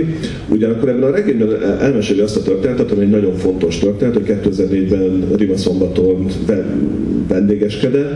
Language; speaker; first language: Hungarian; native; Hungarian